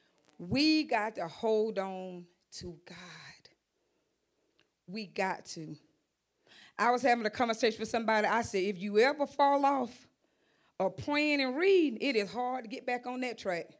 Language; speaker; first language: English; native; English